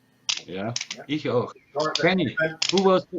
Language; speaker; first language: German; native; German